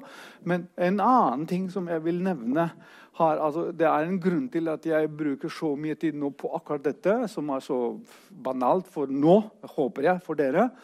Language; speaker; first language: Norwegian; non-native, fluent; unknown